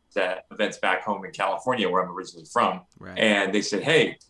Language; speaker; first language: English; native; English